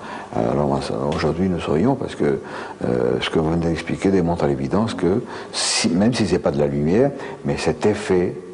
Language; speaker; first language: French; native; French